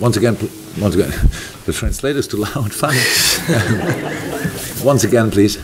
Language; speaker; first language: English; non-native, fluent; German